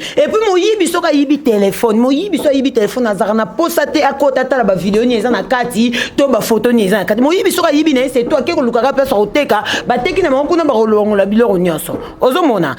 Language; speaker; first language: Lingala; native; Lingala